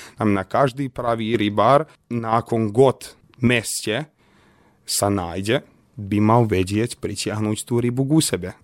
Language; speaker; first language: Slovak; native; Slovak